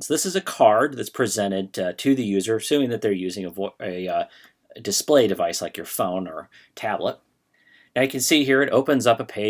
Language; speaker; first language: English; native; English